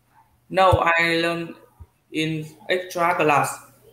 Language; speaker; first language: English; non-native, learner; Vietnamese